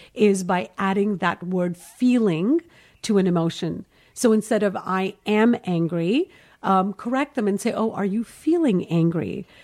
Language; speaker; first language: English; early bilingual, heritage; Hindi